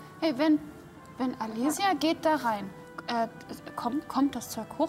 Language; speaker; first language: German; non-native, learner; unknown